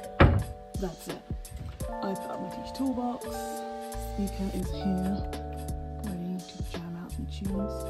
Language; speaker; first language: English; native; English